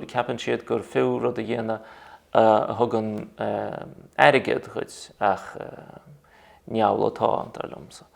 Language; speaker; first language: Irish; non-native, fluent; Russian